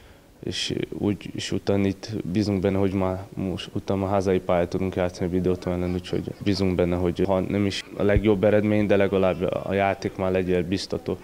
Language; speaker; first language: Hungarian; non-native, learner; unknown